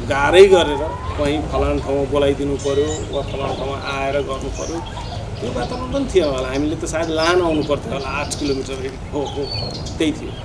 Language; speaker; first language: Nepali; non-native, local second language; Maithili